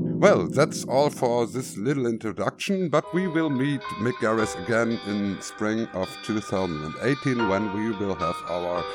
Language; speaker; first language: English; non-native, fluent; German